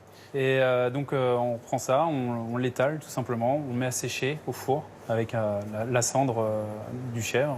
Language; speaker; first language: French; native; French